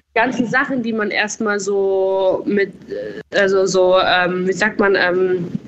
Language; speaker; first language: German; native; German